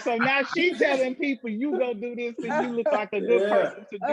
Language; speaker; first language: English; native; English